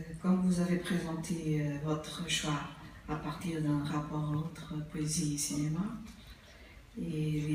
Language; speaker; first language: French; non-native, fluent; Portuguese